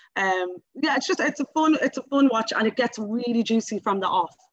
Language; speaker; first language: English; native; English